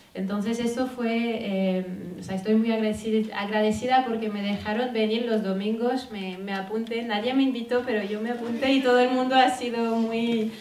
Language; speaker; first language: Spanish; non-native, fluent; French